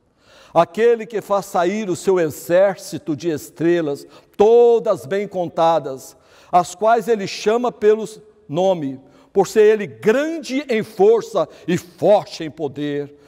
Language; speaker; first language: Portuguese; native; Portuguese